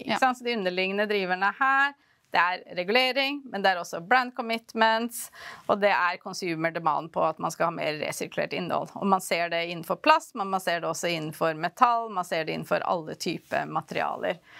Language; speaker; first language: Norwegian; native; Norwegian